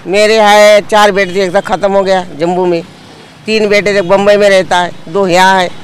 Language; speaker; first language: Hindi; non-native, local second language; Marathi